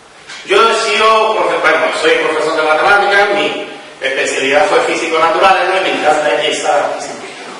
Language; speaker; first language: Spanish; native; Spanish